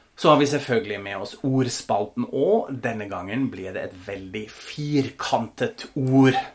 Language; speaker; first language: Norwegian; non-native, fluent; German